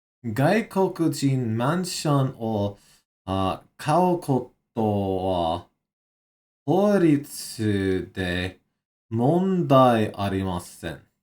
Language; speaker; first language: Japanese; non-native, learner; English